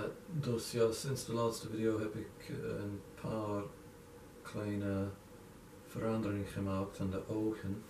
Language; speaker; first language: Dutch; non-native, fluent; English